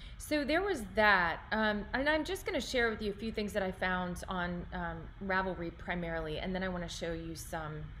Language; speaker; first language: English; native; English